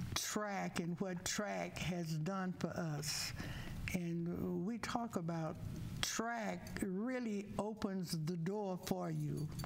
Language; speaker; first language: English; native; English